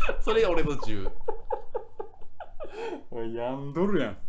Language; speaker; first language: Japanese; native; Japanese